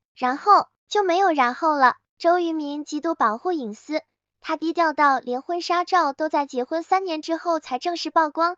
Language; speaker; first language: Chinese; native; Chinese